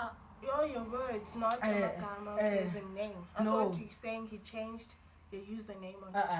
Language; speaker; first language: English; non-native, local second language; Xhosa